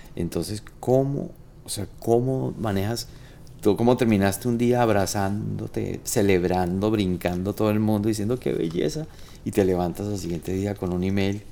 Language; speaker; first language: Spanish; native; Spanish